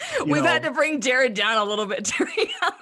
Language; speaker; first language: English; native; English